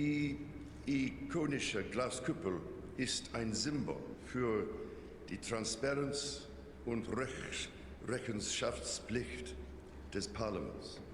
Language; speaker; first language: German; non-native, fluent; English